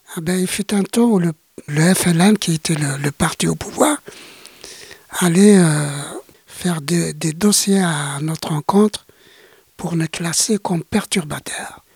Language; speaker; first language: French; non-native, local second language; Kabyle